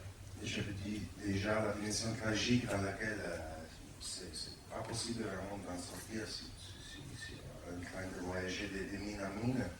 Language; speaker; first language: French; non-native, fluent; Italian